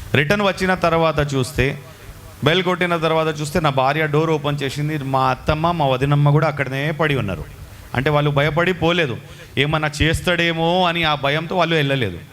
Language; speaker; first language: Telugu; non-native, local second language; Urdu